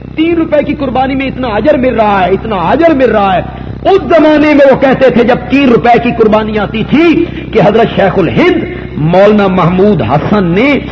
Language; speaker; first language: Urdu; non-native, local second language; Punjabi